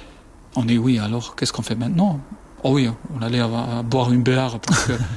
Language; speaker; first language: French; non-native, fluent; German